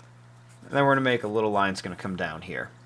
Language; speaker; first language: English; native; English